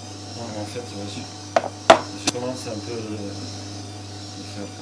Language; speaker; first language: French; non-native, fluent; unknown